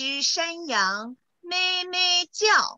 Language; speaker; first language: Chinese; native; Chinese